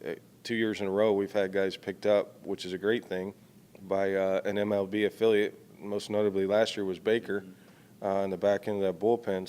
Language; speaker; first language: English; native; English